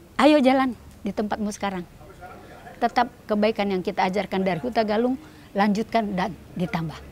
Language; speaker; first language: Indonesian; native; Indonesian